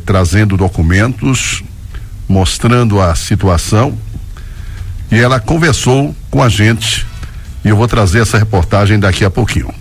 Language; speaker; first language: Portuguese; native; Portuguese